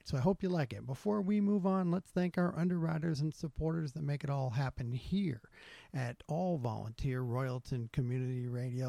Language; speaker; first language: English; native; English